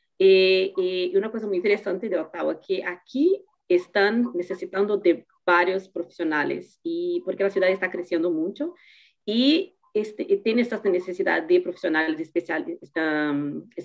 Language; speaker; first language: Spanish; non-native, fluent; Portuguese